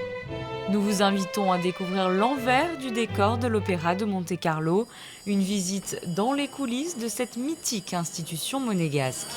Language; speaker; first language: French; native; French